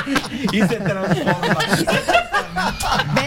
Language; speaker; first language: Spanish; native; Spanish